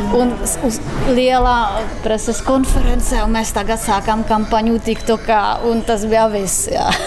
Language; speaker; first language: Latvian; non-native, fluent; Czech